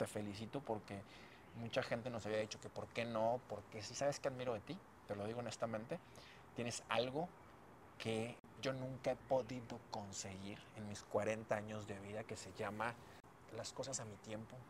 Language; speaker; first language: Spanish; native; Spanish